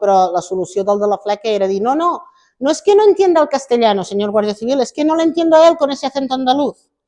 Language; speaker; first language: Spanish; non-native, local second language; Catalan